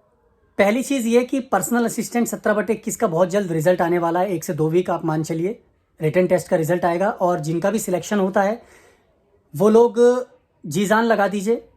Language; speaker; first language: Hindi; native; Hindi